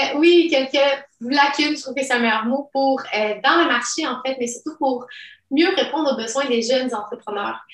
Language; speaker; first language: French; early bilingual, other home language; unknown